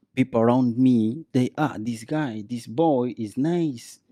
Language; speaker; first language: English; non-native, learner; Portuguese